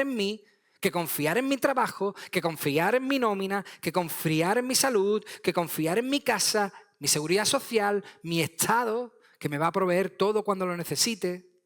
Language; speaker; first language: Spanish; native; Spanish